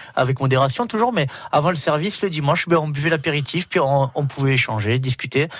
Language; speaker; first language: French; native; French